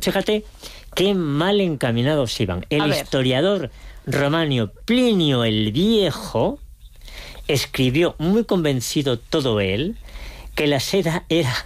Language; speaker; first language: Spanish; native; Spanish